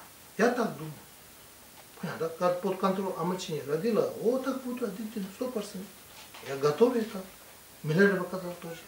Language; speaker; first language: Russian; non-native, learner; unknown